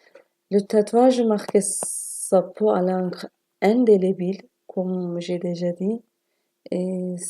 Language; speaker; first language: French; non-native, learner; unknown